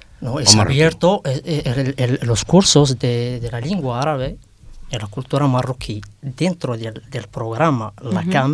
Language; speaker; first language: Spanish; non-native, fluent; Arabic